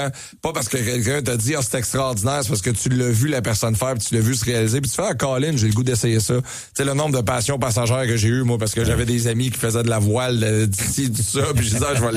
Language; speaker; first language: French; native; French